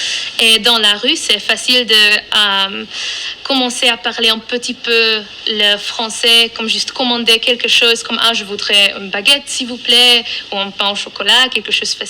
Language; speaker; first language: French; non-native, fluent; Dutch